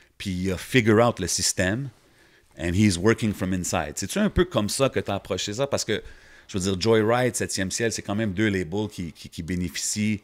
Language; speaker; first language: French; native; French